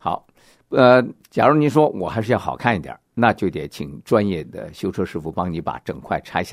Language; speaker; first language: Chinese; native; Chinese